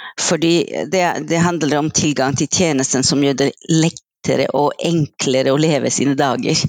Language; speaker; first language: Norwegian; non-native, fluent; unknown